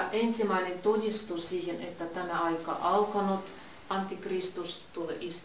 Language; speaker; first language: Finnish; non-native, fluent; Russian